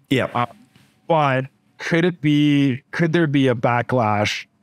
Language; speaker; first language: English; native; English